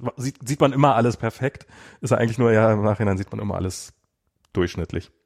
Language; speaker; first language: German; native; German